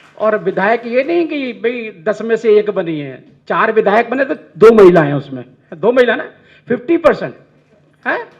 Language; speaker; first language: Hindi; native; Hindi